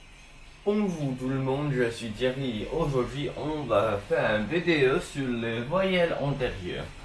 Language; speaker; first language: French; non-native, learner; Chinese